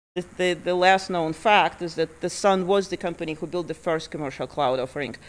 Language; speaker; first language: English; early bilingual, other home language; Russian